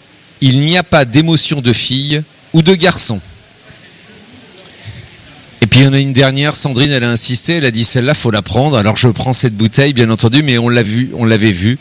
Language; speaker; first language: French; native; French